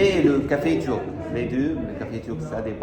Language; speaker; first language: French; non-native, fluent; Arabic